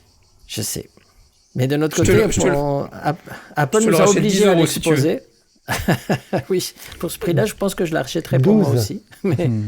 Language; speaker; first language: French; native; French